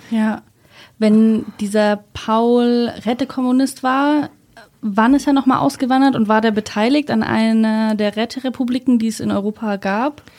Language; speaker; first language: German; native; German